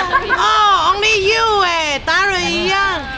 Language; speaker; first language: English; non-native, learner; Chinese